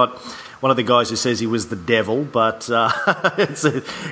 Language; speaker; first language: English; native; English